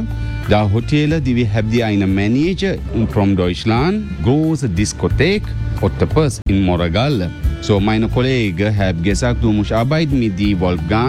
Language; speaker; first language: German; non-native, learner; Sinhala